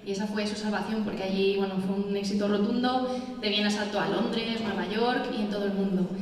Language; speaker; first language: Spanish; non-native, local second language; Catalan